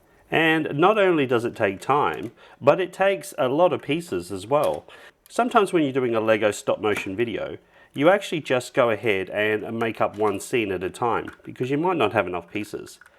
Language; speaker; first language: English; native; English